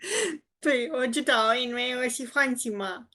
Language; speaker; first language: Chinese; non-native, learner; Romanian